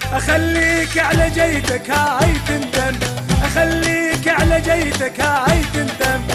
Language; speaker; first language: Arabic; native; Arabic